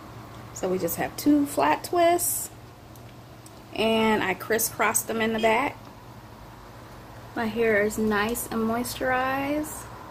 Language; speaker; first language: English; native; English